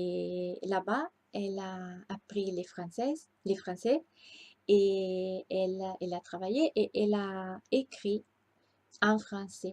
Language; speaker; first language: French; non-native, learner; Italian